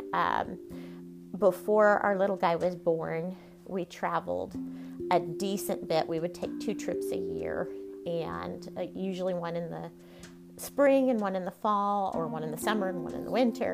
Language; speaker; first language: English; native; English